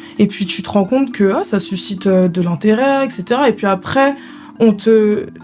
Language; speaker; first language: French; native; French